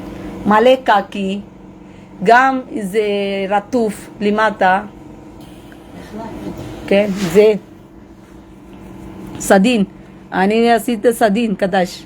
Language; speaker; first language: Hebrew; non-native, learner; Malayalam